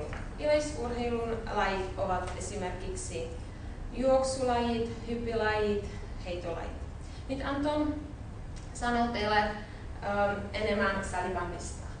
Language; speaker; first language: Finnish; non-native, learner; Czech